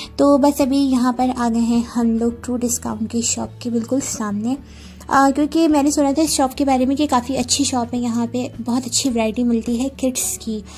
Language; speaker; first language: Urdu; native; Urdu